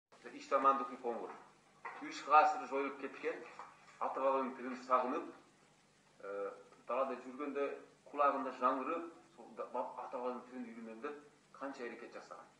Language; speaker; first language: Kazakh; non-native, fluent; Hungarian